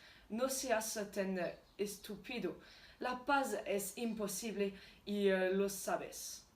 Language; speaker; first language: Spanish; non-native, learner; French